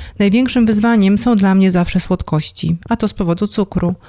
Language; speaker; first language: Polish; native; Polish